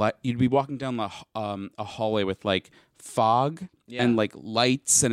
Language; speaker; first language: English; native; English